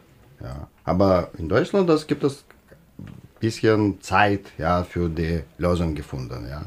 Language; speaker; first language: German; non-native, learner; Russian